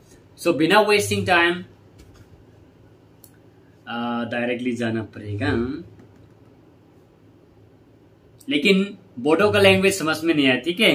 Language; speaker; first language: Hindi; non-native, local second language; Kok Borok